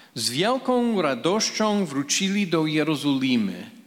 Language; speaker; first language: Polish; non-native, fluent; English